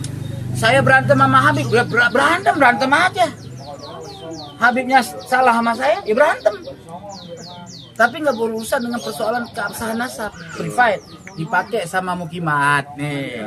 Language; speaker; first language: Indonesian; native; Indonesian